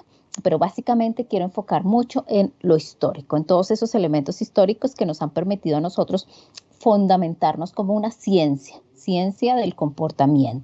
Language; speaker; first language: Spanish; native; Spanish